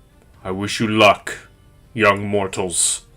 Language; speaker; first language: English; native; English